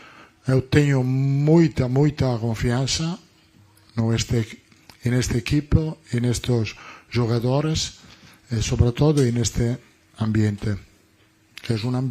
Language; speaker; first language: Portuguese; non-native, learner; Italian